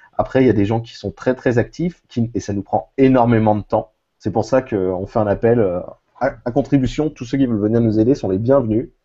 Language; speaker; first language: French; native; French